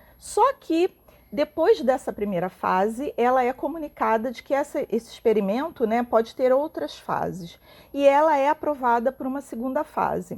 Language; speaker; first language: Portuguese; native; Portuguese